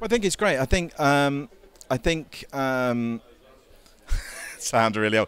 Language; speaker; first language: English; native; English